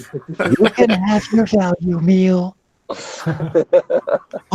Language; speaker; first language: English; native; English